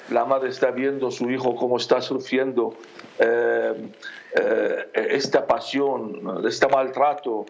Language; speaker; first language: Spanish; non-native, fluent; Aramaic